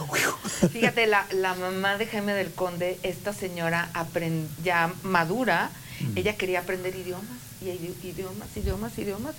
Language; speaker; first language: Spanish; native; Spanish